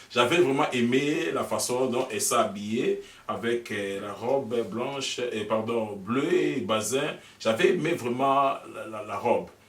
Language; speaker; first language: French; non-native, local second language; Lingala